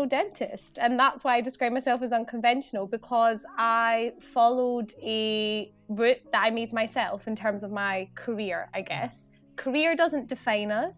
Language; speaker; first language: English; native; English